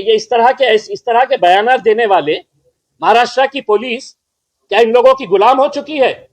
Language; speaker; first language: Hindi; non-native, local second language; Marathi